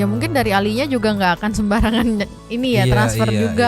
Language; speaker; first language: Indonesian; native; Indonesian